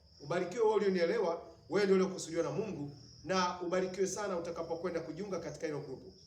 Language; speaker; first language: Swahili; native; Swahili